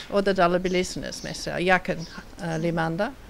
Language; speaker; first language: Turkish; non-native, fluent; English